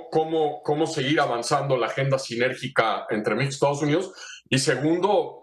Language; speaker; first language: Spanish; native; Spanish